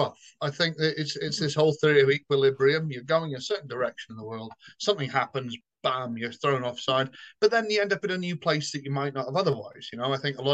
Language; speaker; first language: English; native; English